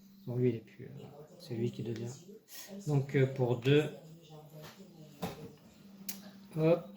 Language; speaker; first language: French; native; French